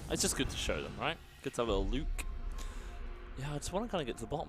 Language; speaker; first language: English; native; English